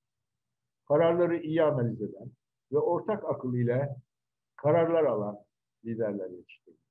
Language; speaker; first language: Turkish; native; Turkish